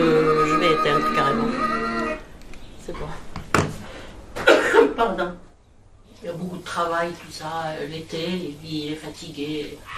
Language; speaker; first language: French; non-native, fluent; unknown